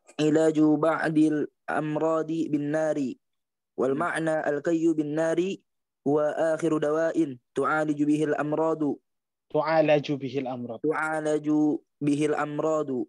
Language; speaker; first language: Arabic; non-native, learner; Indonesian